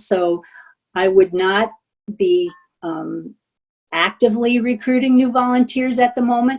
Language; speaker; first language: English; native; English